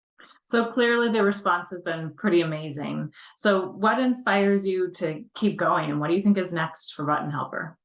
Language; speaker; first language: English; native; English